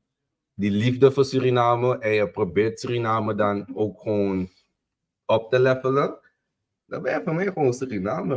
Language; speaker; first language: Dutch; native; Dutch